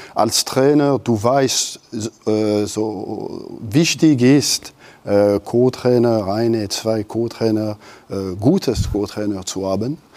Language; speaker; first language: German; non-native, local second language; French